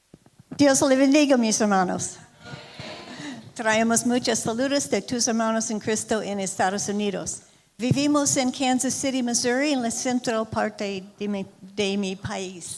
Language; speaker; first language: Spanish; non-native, learner; English